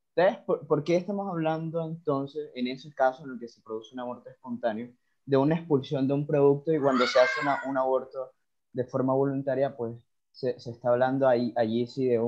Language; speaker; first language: Spanish; native; Spanish